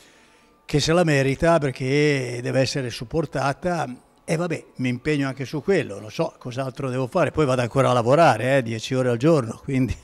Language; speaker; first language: Italian; native; Italian